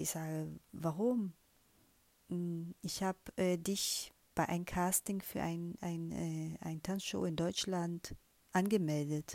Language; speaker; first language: German; non-native, fluent; Portuguese